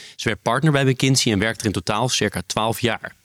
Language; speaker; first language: Dutch; non-native, fluent; Italian